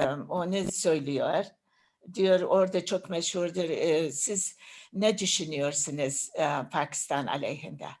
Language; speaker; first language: Turkish; non-native, learner; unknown